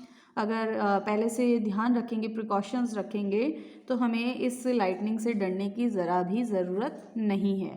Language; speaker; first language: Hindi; native; Hindi